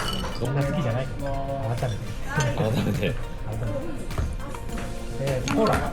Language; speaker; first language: Japanese; native; Japanese